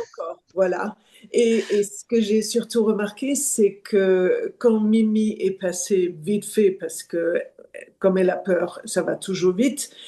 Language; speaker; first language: French; non-native, fluent; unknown